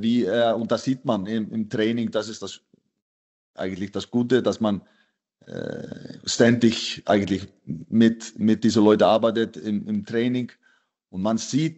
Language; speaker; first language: German; non-native, fluent; Icelandic